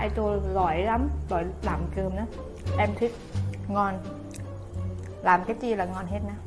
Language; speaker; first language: Vietnamese; non-native, learner; Thai